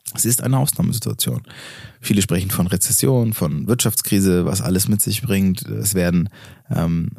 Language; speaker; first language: German; native; German